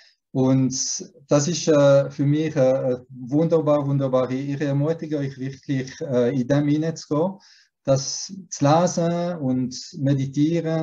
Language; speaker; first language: German; early bilingual, heritage; German